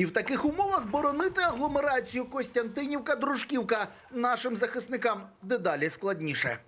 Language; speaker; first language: Ukrainian; native; Ukrainian